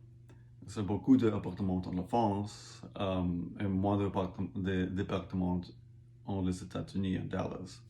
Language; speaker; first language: French; non-native, learner; English